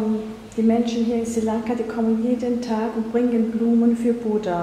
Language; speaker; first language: German; non-native, fluent; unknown